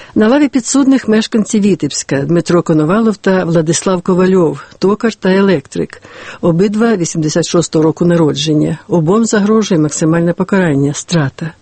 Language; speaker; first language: Ukrainian; native; Ukrainian